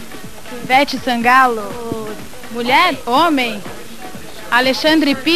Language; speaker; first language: Portuguese; native; Portuguese